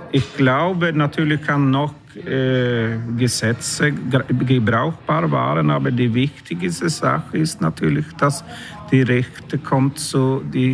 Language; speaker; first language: German; non-native, learner; Swedish